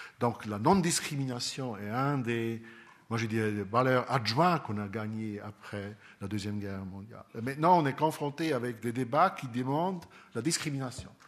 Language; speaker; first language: French; non-native, local second language; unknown